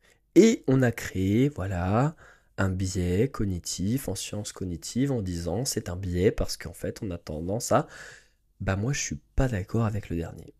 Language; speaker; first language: French; native; French